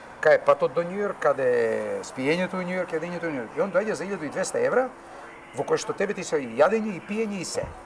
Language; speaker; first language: Macedonian; native; Macedonian